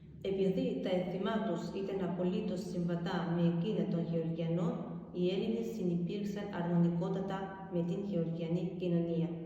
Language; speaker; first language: Greek; non-native, fluent; Georgian